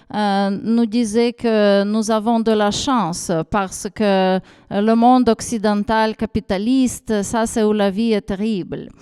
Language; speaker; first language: French; non-native, fluent; Ukrainian